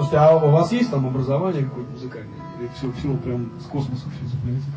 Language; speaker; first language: Russian; native; Russian